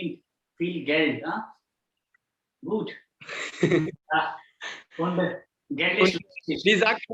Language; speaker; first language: German; non-native, fluent; Hindi